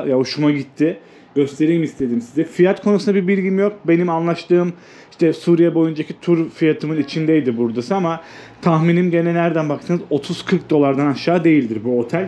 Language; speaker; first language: Turkish; native; Turkish